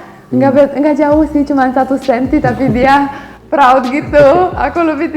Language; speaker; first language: Indonesian; non-native, fluent; Romanian